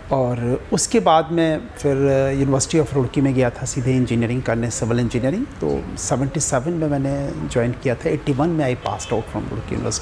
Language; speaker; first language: Hindi; native; Hindi